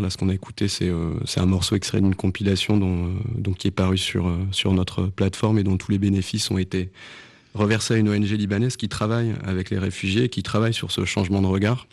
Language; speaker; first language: French; native; French